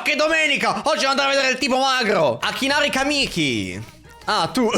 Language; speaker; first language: Italian; native; Italian